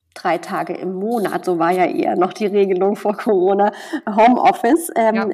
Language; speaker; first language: German; native; German